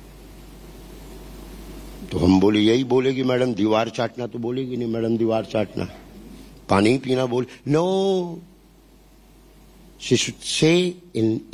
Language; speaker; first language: Hindi; native; Hindi